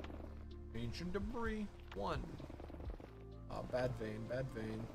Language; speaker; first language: English; native; English